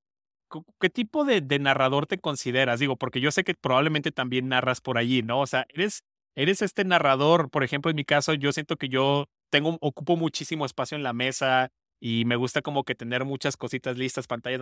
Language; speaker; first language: Spanish; native; Spanish